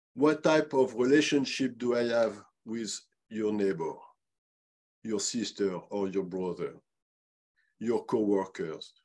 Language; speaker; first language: English; non-native, fluent; French